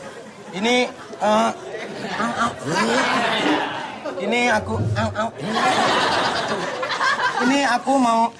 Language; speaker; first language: Indonesian; native; Indonesian